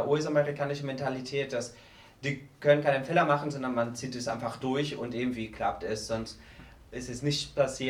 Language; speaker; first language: German; non-native, fluent; Spanish